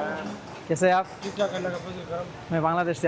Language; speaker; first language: Hindi; non-native, learner; Bangla